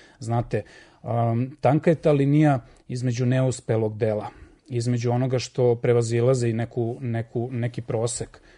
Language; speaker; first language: Serbian; native; Serbian